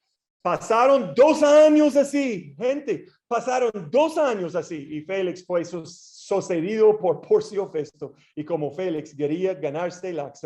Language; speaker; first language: Spanish; non-native, fluent; English